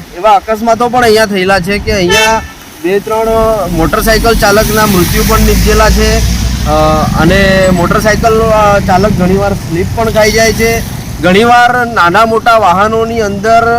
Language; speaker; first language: Gujarati; native; Gujarati